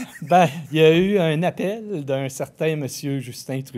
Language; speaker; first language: French; native; French